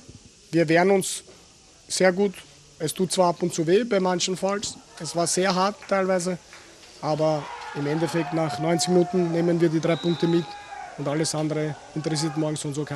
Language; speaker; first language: German; native; German